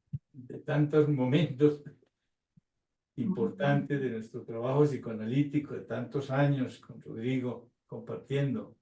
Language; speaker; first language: Spanish; native; Spanish